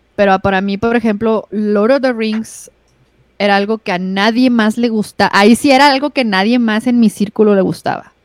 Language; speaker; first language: Spanish; native; Spanish